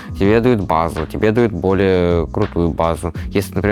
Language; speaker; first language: Russian; native; Russian